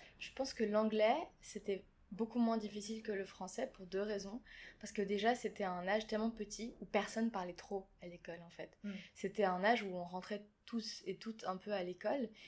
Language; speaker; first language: French; early bilingual, other home language; German